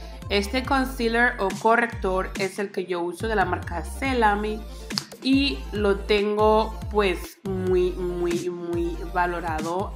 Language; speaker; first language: Spanish; native; Spanish